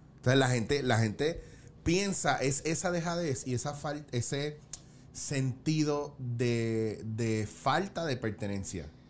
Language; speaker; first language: Spanish; native; Spanish